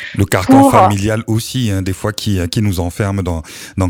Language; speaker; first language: French; native; French